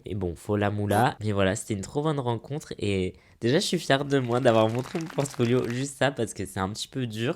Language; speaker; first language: French; native; French